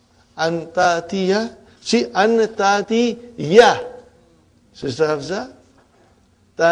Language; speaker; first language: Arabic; non-native, fluent; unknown